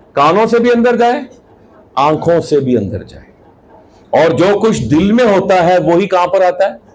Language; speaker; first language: Urdu; non-native, local second language; Punjabi